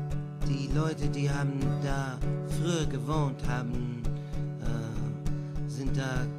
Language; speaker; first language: German; non-native, learner; English